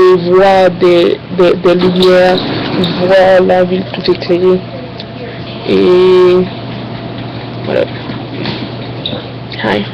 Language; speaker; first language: French; non-native, learner; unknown